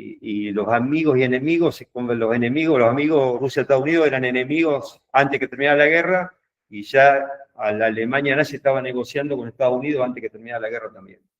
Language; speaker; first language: Spanish; native; Spanish